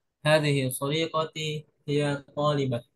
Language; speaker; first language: Arabic; non-native, learner; Indonesian